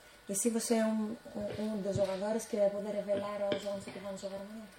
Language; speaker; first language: Spanish; non-native, learner; Greek